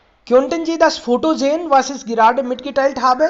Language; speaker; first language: German; non-native, fluent; Hindi